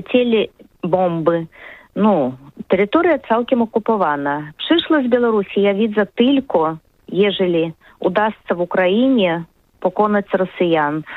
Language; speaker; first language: Polish; non-native, learner; Russian